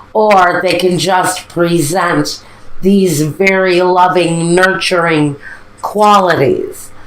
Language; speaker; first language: English; native; English